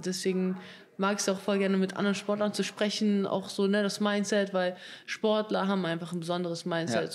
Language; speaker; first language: German; early bilingual, other home language; Russian